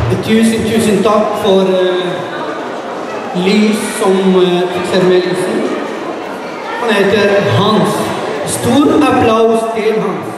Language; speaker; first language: Norwegian; non-native, learner; Arabic